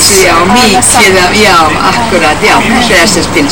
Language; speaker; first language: Icelandic; non-native, learner; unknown